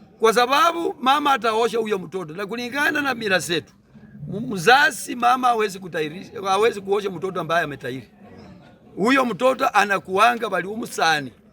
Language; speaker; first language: Swahili; non-native, local second language; Luyia